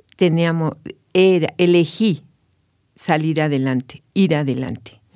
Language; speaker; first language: Spanish; native; Spanish